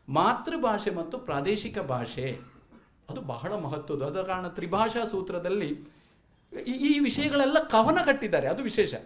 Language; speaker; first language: Kannada; non-native, local second language; Malayalam